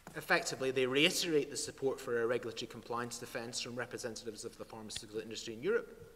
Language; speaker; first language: English; native; English